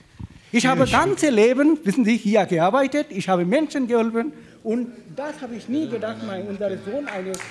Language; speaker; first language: German; non-native, fluent; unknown